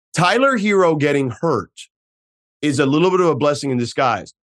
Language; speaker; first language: English; native; English